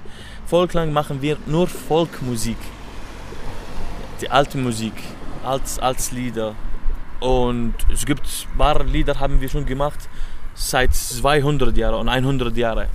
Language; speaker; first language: German; non-native, learner; Arabic